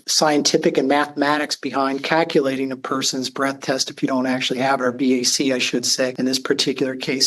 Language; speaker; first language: English; native; English